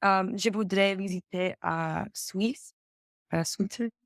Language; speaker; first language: French; non-native, learner; English